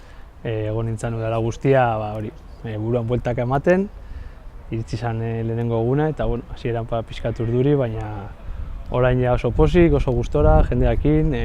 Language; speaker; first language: Basque; non-native, local second language; Spanish